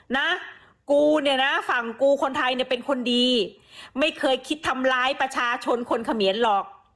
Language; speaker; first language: Thai; native; Thai